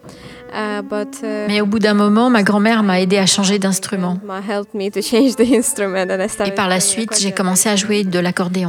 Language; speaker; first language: French; non-native, fluent; Ukrainian